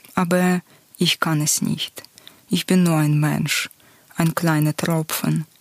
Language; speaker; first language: German; non-native, fluent; Ukrainian